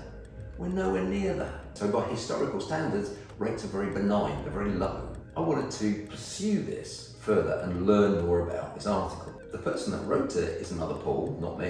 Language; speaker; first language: English; native; English